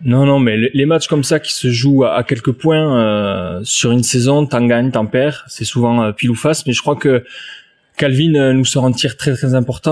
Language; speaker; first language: French; native; French